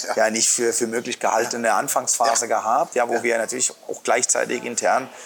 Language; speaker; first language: German; non-native, fluent; Spanish